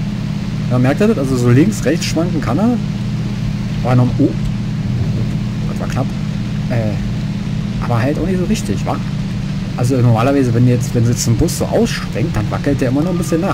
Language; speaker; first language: German; native; German